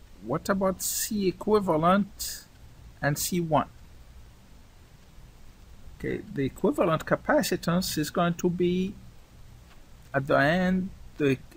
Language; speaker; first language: English; non-native, fluent; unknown